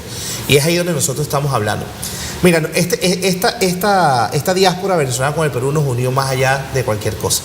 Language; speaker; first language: Spanish; native; Spanish